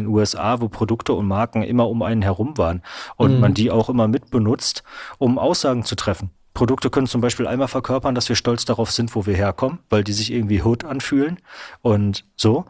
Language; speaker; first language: German; native; German